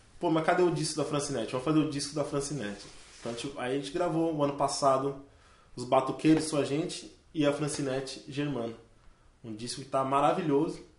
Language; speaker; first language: Portuguese; native; Portuguese